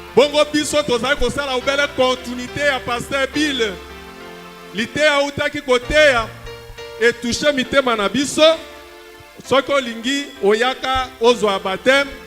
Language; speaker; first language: Lingala; native; Lingala